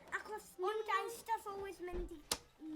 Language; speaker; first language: Welsh; non-native, local second language; English